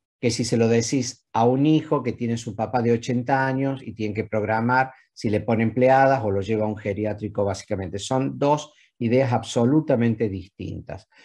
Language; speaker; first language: Spanish; native; Spanish